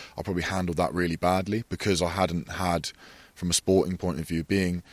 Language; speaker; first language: English; native; English